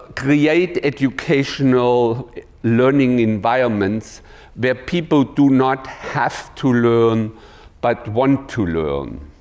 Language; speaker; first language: English; non-native, fluent; German